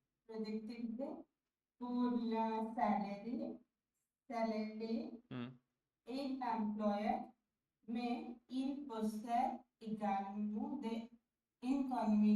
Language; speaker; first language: French; non-native, learner; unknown